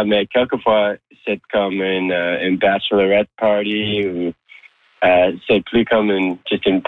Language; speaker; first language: French; non-native, local second language; English